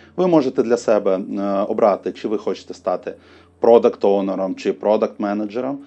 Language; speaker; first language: Ukrainian; non-native, local second language; Russian